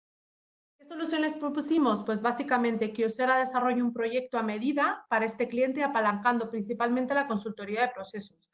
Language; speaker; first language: Spanish; native; Spanish